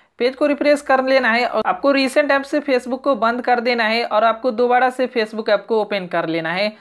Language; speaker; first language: Hindi; native; Hindi